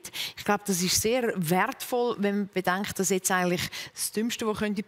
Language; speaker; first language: German; native; German